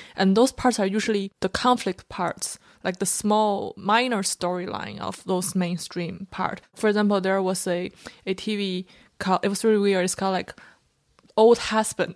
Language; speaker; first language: English; non-native, fluent; Chinese